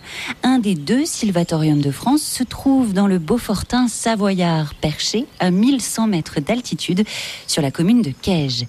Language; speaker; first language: French; native; French